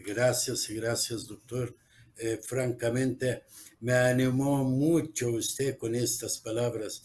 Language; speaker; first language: Spanish; non-native, fluent; Arabic